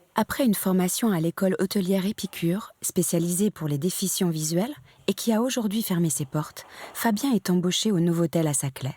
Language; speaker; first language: French; native; French